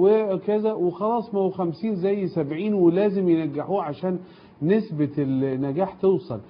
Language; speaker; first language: Arabic; native; Arabic